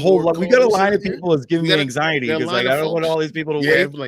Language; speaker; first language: English; native; English